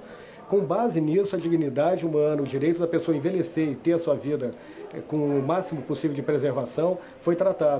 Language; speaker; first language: Portuguese; native; Portuguese